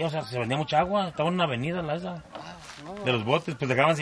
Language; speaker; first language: Spanish; native; Spanish